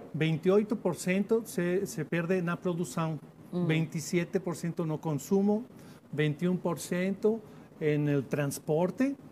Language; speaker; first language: Portuguese; non-native, learner; Spanish